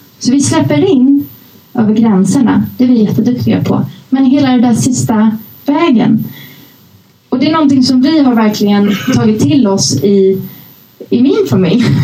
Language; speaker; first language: Swedish; early bilingual, other home language; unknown